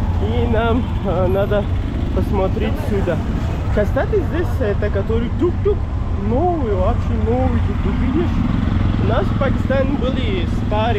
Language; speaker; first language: Russian; non-native, learner; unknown